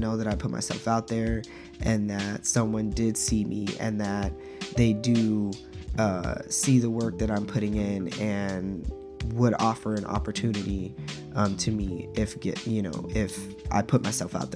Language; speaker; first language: English; native; English